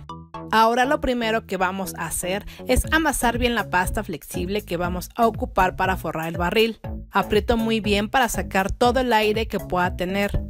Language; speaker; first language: Spanish; native; Spanish